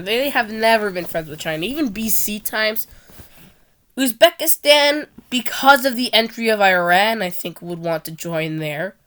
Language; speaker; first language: English; non-native, fluent; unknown